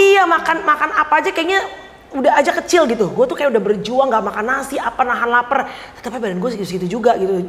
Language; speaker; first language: Indonesian; native; Indonesian